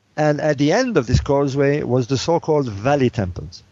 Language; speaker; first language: English; non-native, fluent; Arabic